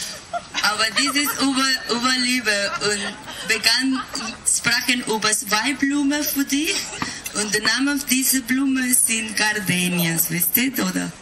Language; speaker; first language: German; non-native, learner; Spanish